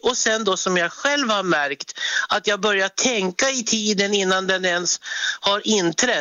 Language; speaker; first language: Swedish; native; Swedish